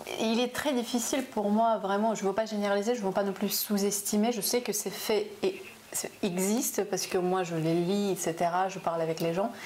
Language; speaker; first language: French; non-native, fluent; Russian